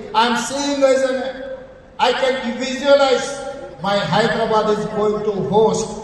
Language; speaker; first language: English; non-native, local second language; Telugu